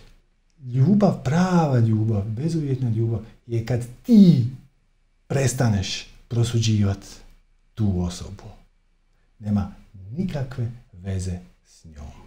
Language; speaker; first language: Croatian; native; Croatian